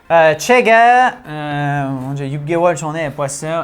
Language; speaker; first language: Korean; non-native, learner; English